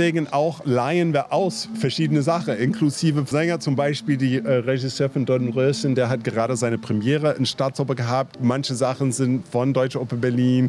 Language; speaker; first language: German; non-native, fluent; English